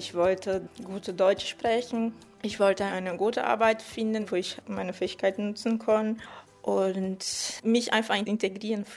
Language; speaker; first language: German; non-native, fluent; Portuguese